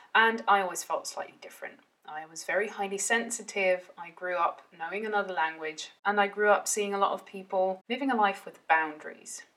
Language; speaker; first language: English; early bilingual, heritage; Dutch